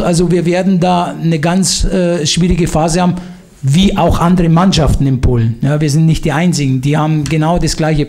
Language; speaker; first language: German; non-native, fluent; Italian